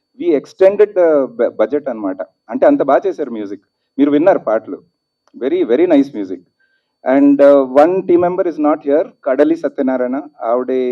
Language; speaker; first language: Telugu; native; Telugu